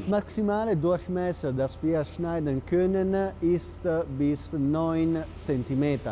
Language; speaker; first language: German; non-native, fluent; Italian